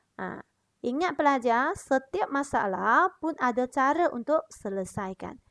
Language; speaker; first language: Malay; non-native, local second language; Chinese